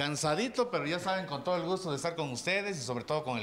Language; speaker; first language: Spanish; native; Spanish